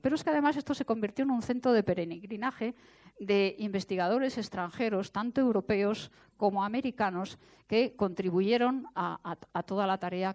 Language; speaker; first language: Spanish; native; Spanish